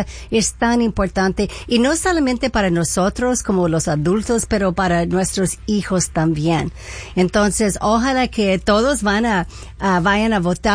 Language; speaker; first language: Spanish; early bilingual, heritage; Spanish